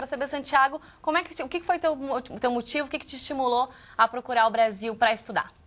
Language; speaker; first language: Portuguese; native; Portuguese